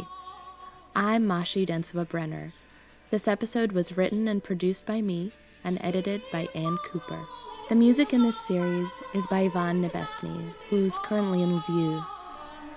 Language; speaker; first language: English; early bilingual, other home language; Russian